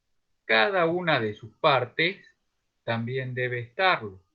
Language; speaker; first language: Spanish; native; Spanish